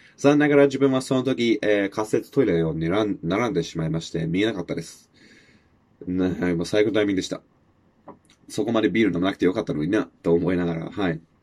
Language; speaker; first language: Japanese; non-native, fluent; English